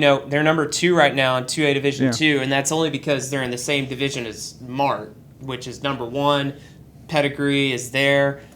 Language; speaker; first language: English; native; English